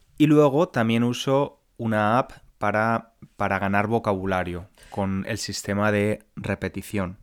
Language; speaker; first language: Spanish; native; Spanish